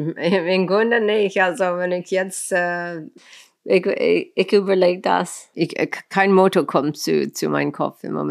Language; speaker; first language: German; non-native, fluent; English